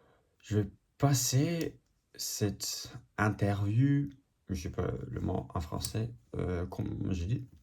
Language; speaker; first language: French; non-native, learner; English